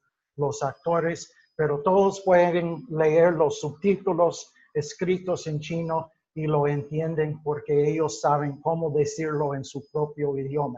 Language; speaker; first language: Spanish; non-native, fluent; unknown